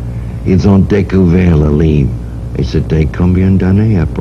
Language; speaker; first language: French; non-native, fluent; English